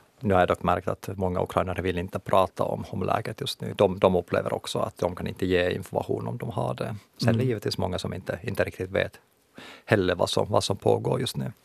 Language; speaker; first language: Swedish; non-native, local second language; Finnish